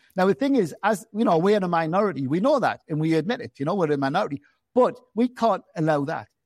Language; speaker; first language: English; native; English